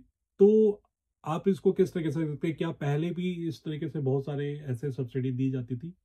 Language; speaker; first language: Hindi; native; Hindi